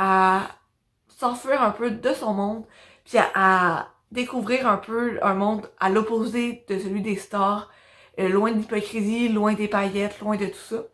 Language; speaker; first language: French; native; French